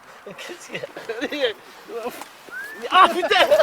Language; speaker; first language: French; native; French